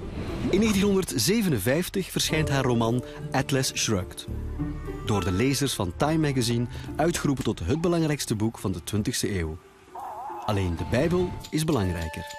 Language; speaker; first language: Dutch; native; Dutch